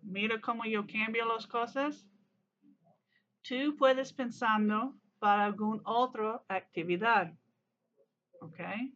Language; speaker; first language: Spanish; non-native, learner; English